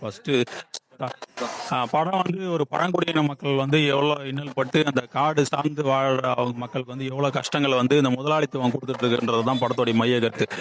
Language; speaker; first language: Tamil; native; Tamil